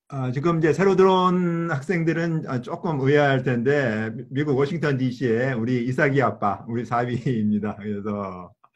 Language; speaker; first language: Korean; native; Korean